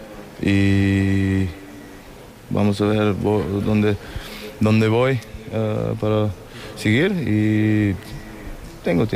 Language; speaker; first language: Spanish; non-native, learner; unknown